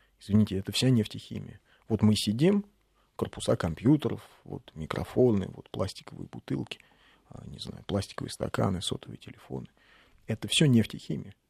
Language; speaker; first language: Russian; native; Russian